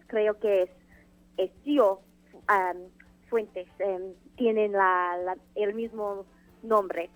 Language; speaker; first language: Spanish; non-native, fluent; English